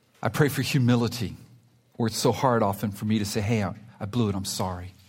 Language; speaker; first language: English; early bilingual, other home language; Spanish